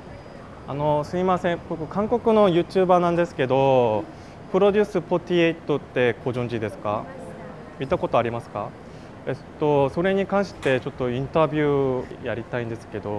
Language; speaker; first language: Japanese; non-native, fluent; Korean